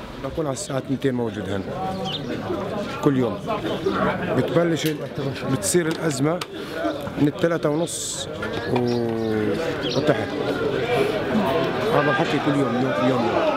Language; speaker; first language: Arabic; native; Arabic